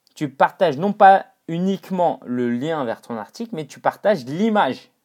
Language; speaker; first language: French; non-native, fluent; Chinese